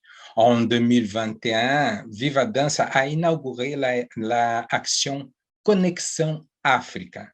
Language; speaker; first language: French; non-native, fluent; Portuguese